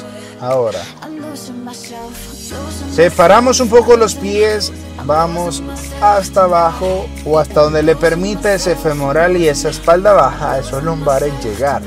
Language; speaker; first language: Spanish; native; Spanish